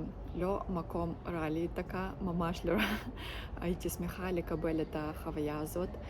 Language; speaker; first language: Hebrew; non-native, learner; Ukrainian